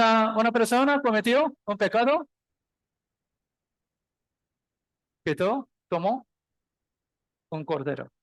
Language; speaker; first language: Spanish; non-native, learner; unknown